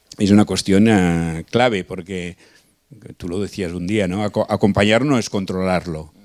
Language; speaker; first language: Spanish; non-native, local second language; Catalan